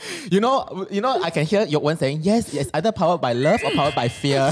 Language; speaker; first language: English; non-native, local second language; Chinese